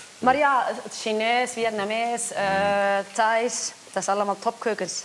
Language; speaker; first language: Dutch; non-native, fluent; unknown